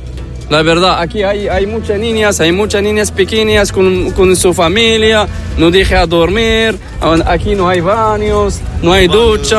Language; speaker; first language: Spanish; non-native, learner; Arabic